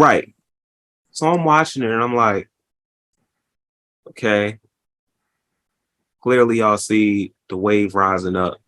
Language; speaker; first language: English; native; English